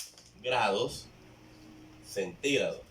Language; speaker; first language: Spanish; native; Spanish